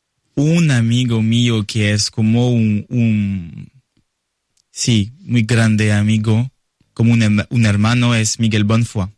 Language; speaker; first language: Spanish; non-native, learner; French